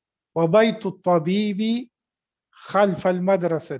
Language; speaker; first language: Arabic; non-native, fluent; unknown